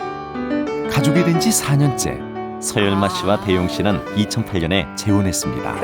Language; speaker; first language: Korean; native; Korean